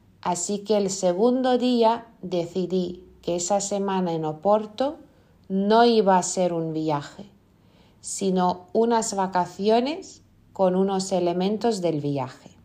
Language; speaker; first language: Spanish; non-native, fluent; Lithuanian